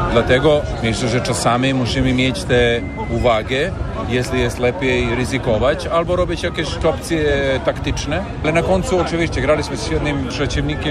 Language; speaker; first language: Polish; non-native, learner; Serbian